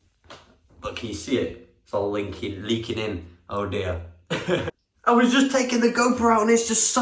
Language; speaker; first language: English; native; English